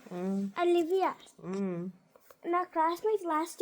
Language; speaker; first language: Telugu; early bilingual, heritage; Telugu